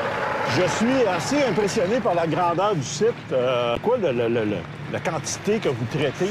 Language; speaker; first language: French; native; French